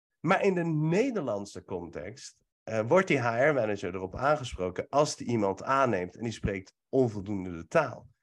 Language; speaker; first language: Dutch; early bilingual, other home language; Persian